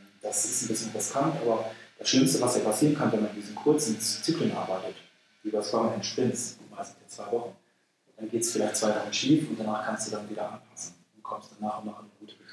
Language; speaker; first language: German; native; German